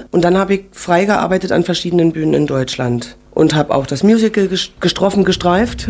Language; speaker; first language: German; native; German